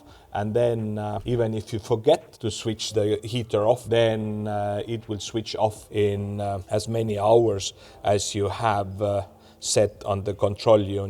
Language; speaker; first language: English; non-native, fluent; Estonian